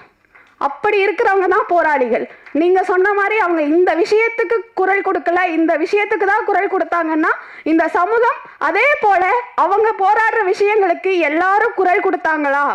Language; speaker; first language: Tamil; native; Tamil